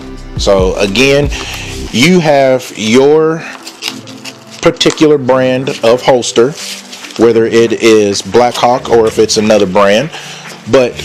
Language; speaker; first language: English; native; English